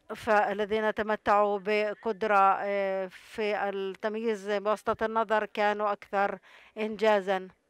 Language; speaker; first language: Arabic; non-native, local second language; Hebrew